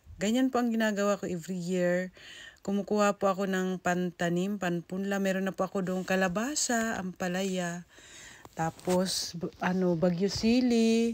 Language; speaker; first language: Filipino; non-native, local second language; Hiligaynon